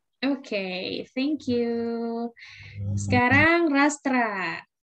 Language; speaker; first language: English; non-native, fluent; Indonesian